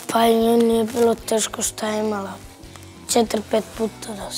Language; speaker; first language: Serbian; non-native, local second language; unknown